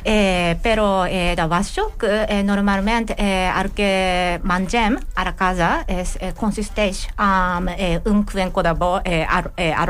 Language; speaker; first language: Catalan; non-native, learner; Japanese